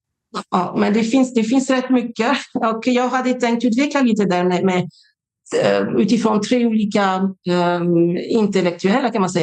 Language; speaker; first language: Swedish; non-native, fluent; French